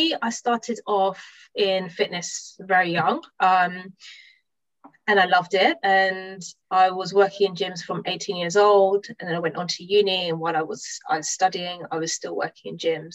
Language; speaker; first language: English; native; English